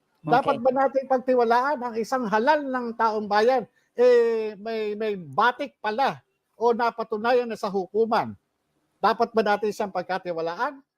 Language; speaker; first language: Filipino; native; Filipino